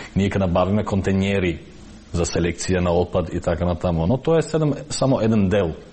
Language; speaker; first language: Macedonian; non-native, local second language; Albanian